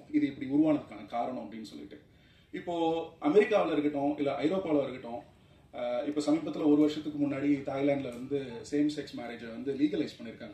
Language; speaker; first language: Tamil; native; Tamil